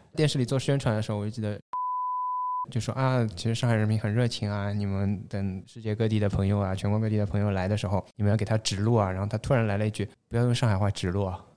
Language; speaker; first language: Chinese; non-native, local second language; Wu Chinese